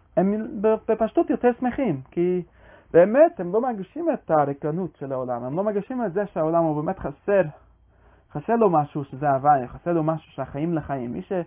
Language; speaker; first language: Hebrew; non-native, fluent; English